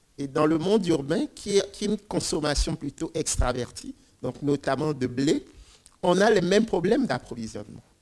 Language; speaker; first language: French; non-native, local second language; Ewe